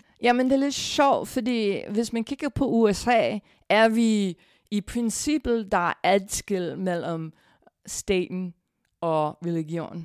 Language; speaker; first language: Danish; non-native, fluent; English